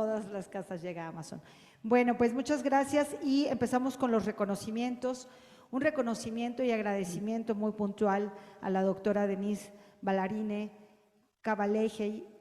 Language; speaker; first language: Spanish; native; Spanish